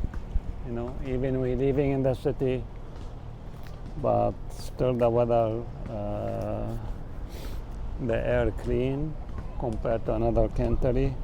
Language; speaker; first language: English; non-native, learner; Arabic